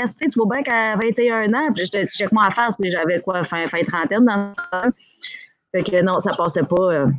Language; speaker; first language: French; native; French